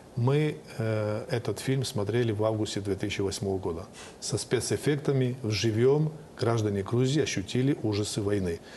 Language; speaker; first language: Russian; non-native, local second language; Georgian